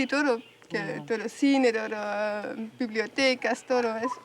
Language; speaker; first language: Spanish; non-native, fluent; German